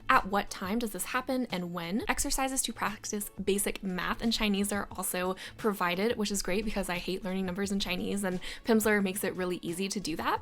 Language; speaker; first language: English; native; English